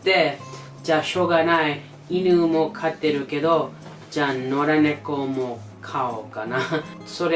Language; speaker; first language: Japanese; non-native, learner; English